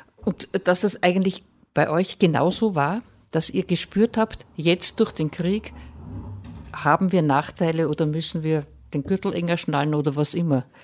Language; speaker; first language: German; native; German